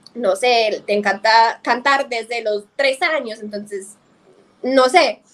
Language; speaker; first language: Spanish; non-native, fluent; English